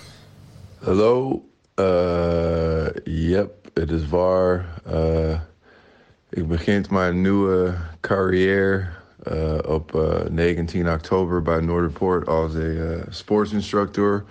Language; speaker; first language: Dutch; non-native, learner; English